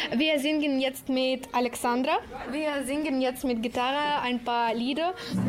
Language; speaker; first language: German; non-native, learner; Ukrainian